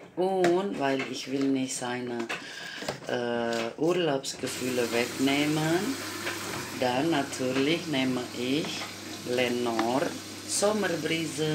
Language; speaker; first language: German; non-native, fluent; Croatian